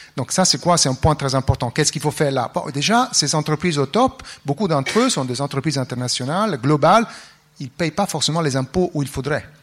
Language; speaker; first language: French; non-native, fluent; Italian